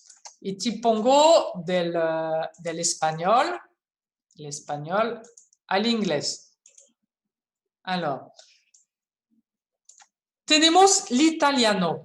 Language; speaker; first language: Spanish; non-native, fluent; French